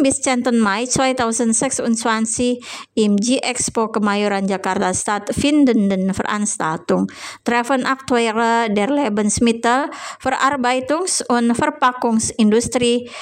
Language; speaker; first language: German; non-native, fluent; Indonesian